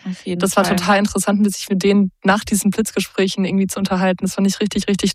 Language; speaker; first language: German; native; German